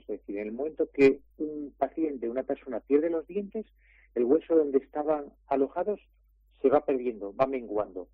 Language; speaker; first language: Spanish; native; Spanish